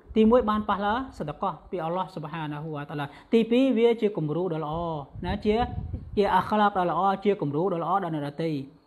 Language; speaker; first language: Khmer; non-native, local second language; Western Cham